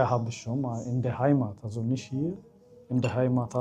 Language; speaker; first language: German; non-native, fluent; Amharic